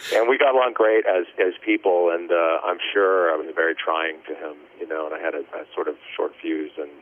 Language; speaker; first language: English; native; English